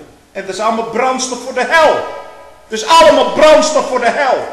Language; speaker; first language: Dutch; native; Dutch